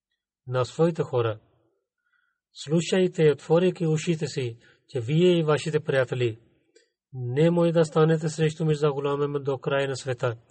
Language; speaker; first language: Bulgarian; non-native, learner; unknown